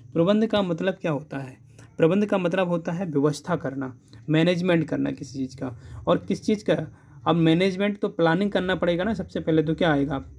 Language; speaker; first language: Hindi; native; Hindi